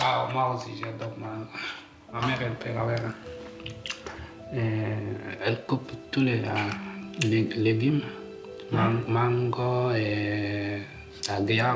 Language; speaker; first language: French; non-native, learner; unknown